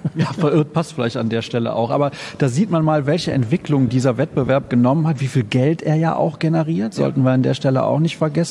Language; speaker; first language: German; native; German